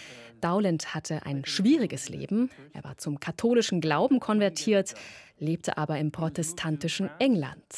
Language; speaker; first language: German; native; German